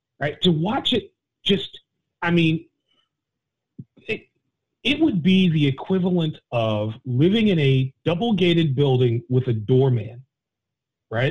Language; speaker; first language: English; native; English